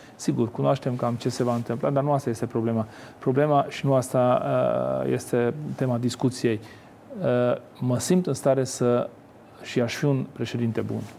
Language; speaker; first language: Romanian; non-native, local second language; Hungarian